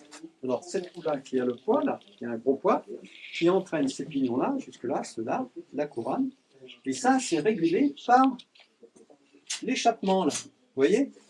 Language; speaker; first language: French; native; French